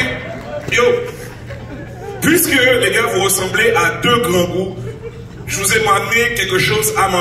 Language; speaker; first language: French; native; French